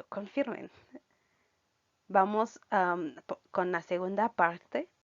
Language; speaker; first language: Spanish; non-native, fluent; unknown